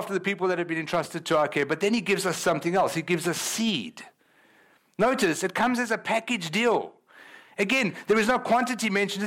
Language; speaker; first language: English; native; English